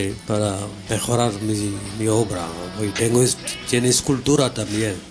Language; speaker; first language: Spanish; non-native, fluent; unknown